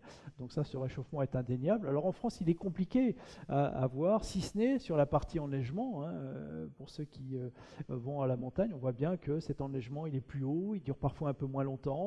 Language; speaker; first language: French; native; French